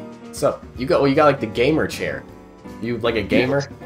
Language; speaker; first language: English; native; English